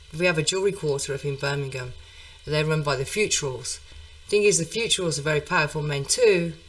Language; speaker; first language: English; native; English